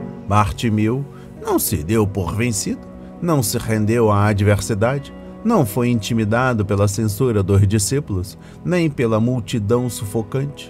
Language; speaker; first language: Portuguese; native; Portuguese